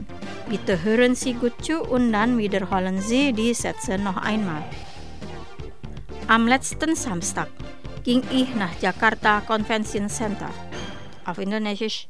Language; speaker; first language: German; non-native, fluent; Indonesian